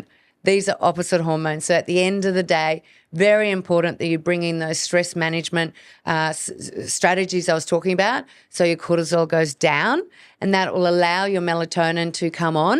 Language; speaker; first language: English; native; English